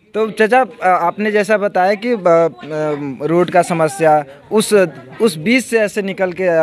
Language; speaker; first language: Hindi; native; Hindi